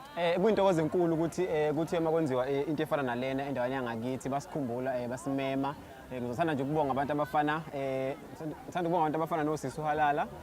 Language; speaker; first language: Zulu; native; Zulu